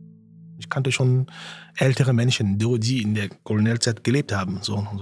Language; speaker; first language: German; non-native, fluent; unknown